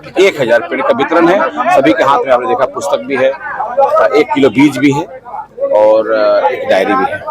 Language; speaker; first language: Hindi; native; Hindi